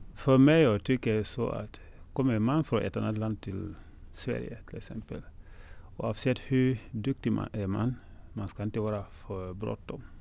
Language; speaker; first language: Swedish; non-native, fluent; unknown